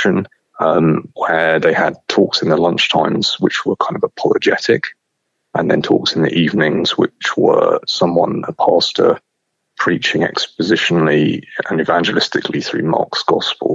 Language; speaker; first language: English; native; English